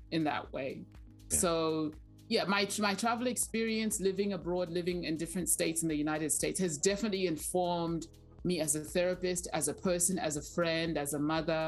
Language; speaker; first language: English; non-native, local second language; Shona